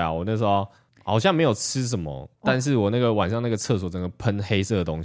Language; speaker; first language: Chinese; native; Chinese